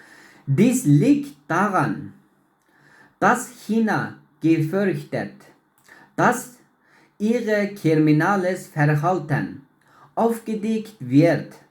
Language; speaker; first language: German; non-native, learner; Uyghur